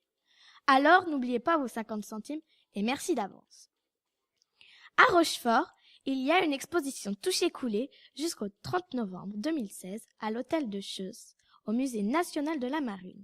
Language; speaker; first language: French; native; French